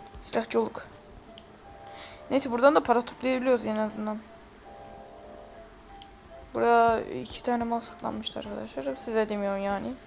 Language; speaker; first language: Turkish; native; Turkish